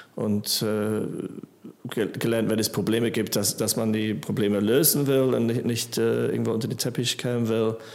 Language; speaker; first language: German; non-native, fluent; English